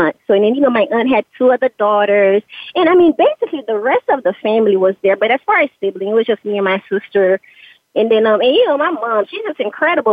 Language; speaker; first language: English; early bilingual, other home language; Haitian Creole